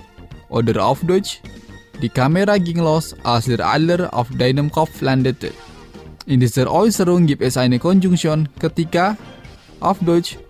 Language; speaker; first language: German; non-native, fluent; Indonesian